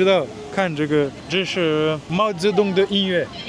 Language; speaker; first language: Chinese; non-native, learner; French